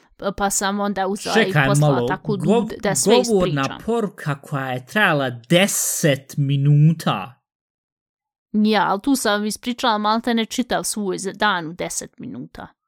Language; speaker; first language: Bosnian; early bilingual, heritage; Bosnian